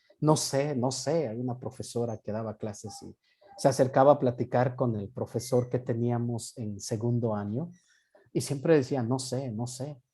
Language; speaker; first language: Spanish; non-native, local second language; Yucateco